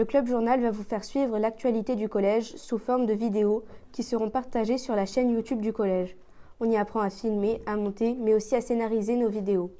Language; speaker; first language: French; native; French